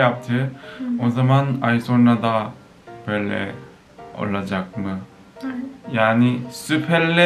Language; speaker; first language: Turkish; non-native, fluent; Korean